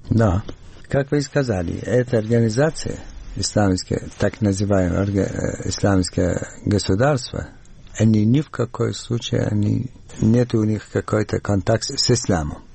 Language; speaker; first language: Russian; non-native, learner; Arabic